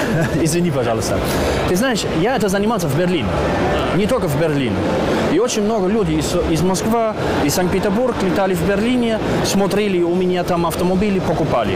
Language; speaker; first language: Russian; non-native, learner; German